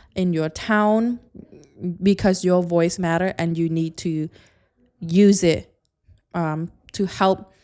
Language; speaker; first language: English; non-native, fluent; Khmer